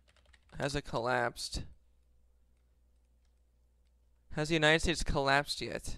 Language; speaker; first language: English; native; English